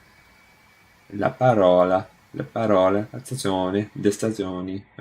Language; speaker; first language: Italian; non-native, learner; English